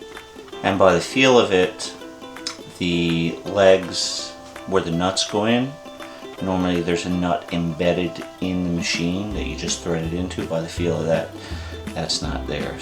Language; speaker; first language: English; native; English